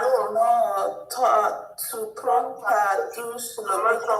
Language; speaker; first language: French; non-native, learner; English